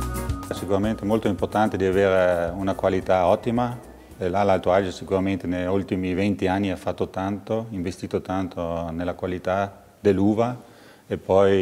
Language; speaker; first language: Italian; non-native, local second language; German